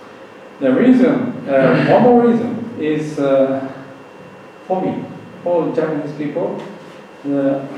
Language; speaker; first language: English; non-native, learner; Japanese